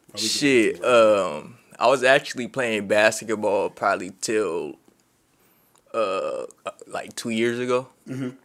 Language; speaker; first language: English; native; English